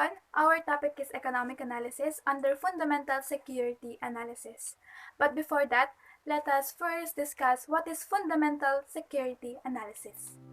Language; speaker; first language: English; non-native, local second language; Filipino